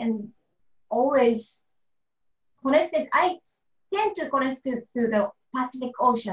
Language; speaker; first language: English; non-native, learner; Japanese